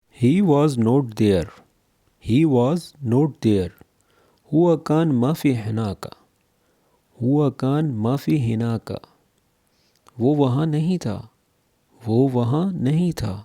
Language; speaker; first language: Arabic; non-native, learner; Urdu